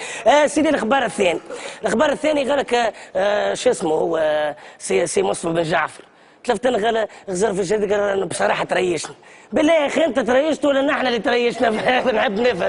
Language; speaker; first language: Arabic; native; Arabic